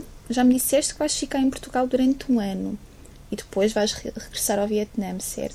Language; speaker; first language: Portuguese; native; Portuguese